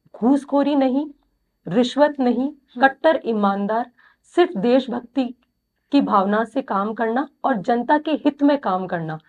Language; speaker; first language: Hindi; native; Hindi